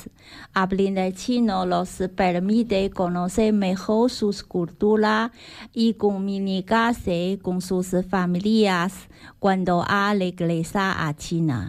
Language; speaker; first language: Spanish; non-native, learner; Chinese